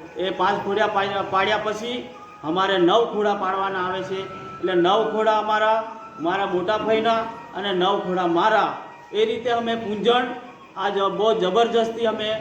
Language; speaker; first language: Gujarati; non-native, local second language; Rathawi